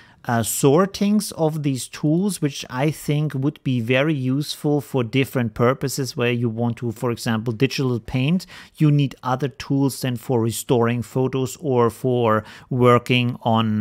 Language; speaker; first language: English; non-native, fluent; German